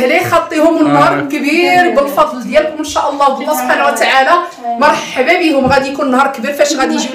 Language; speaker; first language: Arabic; native; Arabic